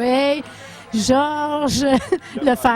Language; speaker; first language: French; native; French